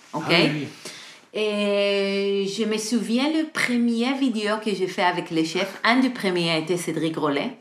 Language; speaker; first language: French; non-native, learner; Hebrew